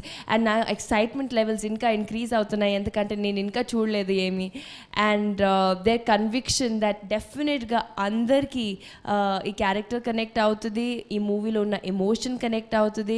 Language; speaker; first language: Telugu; non-native, fluent; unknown